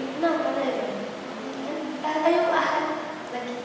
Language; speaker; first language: Arabic; non-native, learner; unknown